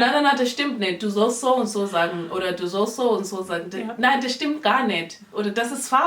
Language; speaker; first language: German; non-native, fluent; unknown